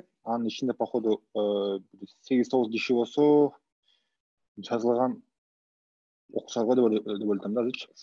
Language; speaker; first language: Kyrgyz; non-native, local second language; Russian